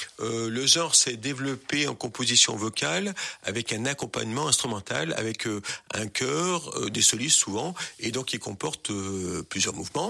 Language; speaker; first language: French; native; French